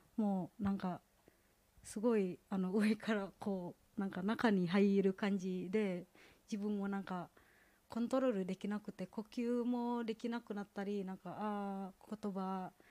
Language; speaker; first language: Japanese; non-native, fluent; Indonesian